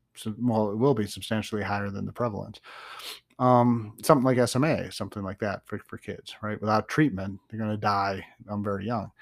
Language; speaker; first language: English; native; English